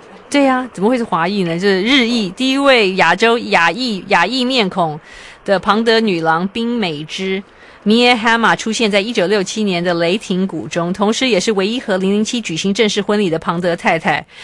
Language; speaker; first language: Chinese; native; Chinese